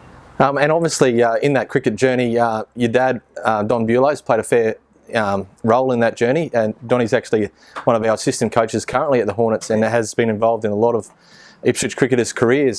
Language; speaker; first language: English; native; English